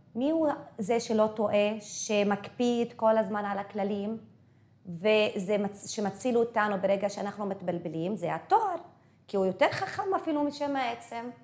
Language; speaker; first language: Hebrew; non-native, local second language; Arabic